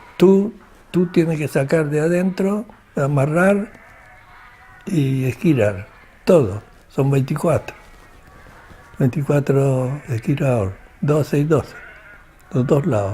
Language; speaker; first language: Spanish; non-native, local second language; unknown